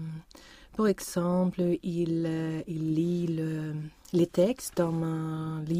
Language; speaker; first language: French; non-native, learner; Swedish